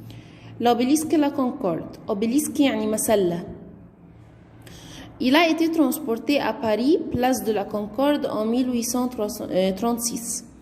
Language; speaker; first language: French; non-native, fluent; Arabic